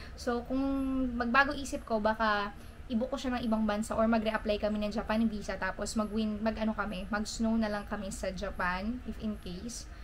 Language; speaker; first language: Filipino; native; Filipino